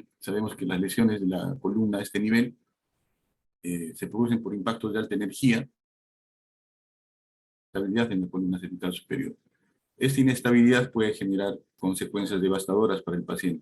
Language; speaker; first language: Spanish; native; Spanish